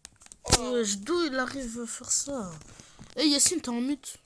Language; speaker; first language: French; native; French